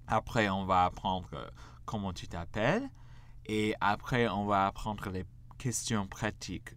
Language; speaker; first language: French; non-native, fluent; English